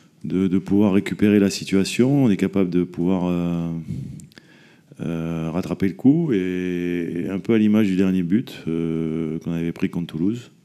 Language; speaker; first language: French; native; French